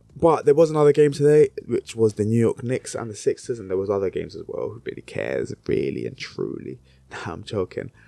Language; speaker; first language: English; native; English